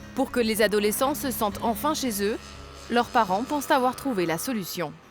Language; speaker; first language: French; native; French